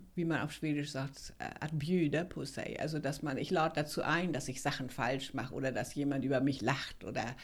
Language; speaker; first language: German; native; German